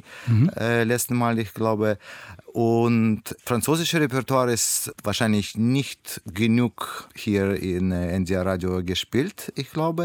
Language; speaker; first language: German; non-native, learner; Russian